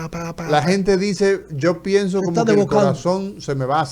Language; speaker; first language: Spanish; native; Spanish